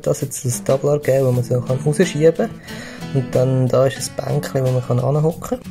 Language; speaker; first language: German; native; German